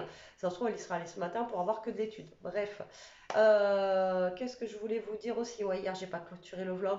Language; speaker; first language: French; native; French